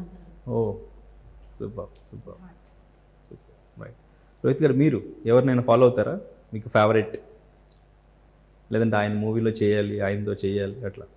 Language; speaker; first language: Telugu; native; Telugu